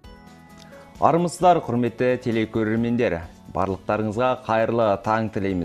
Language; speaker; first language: Kazakh; native; Kazakh